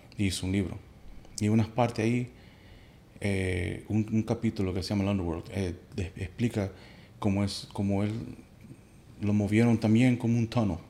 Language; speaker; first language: Spanish; early bilingual, heritage; Spanish